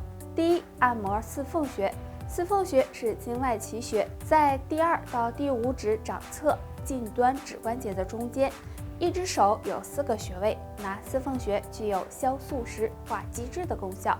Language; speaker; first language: Chinese; native; Chinese